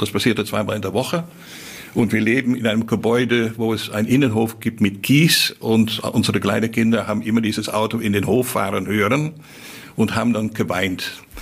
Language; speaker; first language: German; non-native, fluent; Dutch